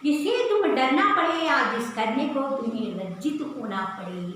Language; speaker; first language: Hindi; non-native, local second language; Telugu